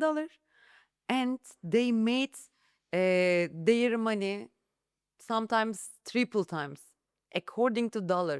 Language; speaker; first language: English; non-native, learner; Turkish